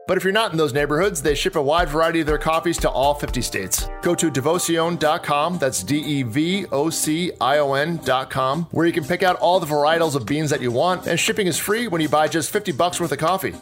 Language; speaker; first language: English; native; English